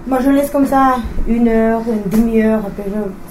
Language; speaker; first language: French; non-native, learner; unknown